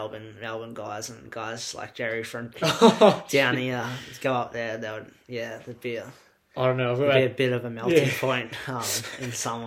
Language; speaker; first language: English; native; English